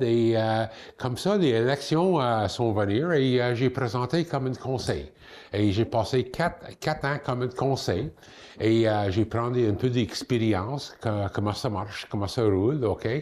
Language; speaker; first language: French; non-native, local second language; English